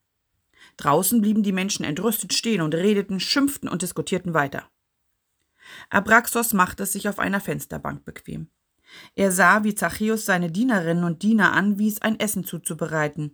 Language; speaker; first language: German; native; German